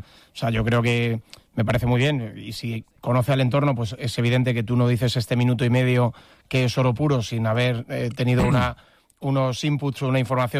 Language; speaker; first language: Spanish; native; Spanish